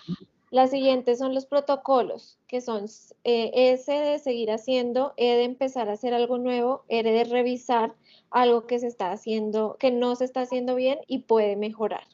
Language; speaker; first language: Spanish; native; Spanish